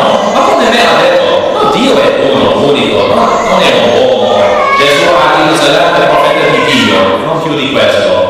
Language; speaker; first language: Italian; non-native, learner; English